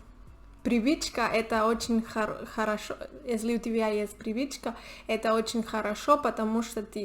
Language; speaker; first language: Russian; non-native, learner; Spanish